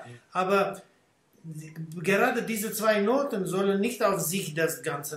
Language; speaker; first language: German; non-native, fluent; Armenian